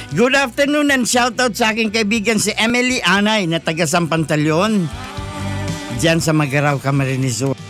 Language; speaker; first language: Filipino; non-native, local second language; Bikol